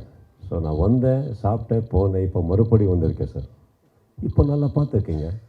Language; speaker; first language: Tamil; non-native, local second language; Kannada